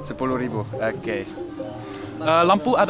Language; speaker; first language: Indonesian; non-native, learner; Dutch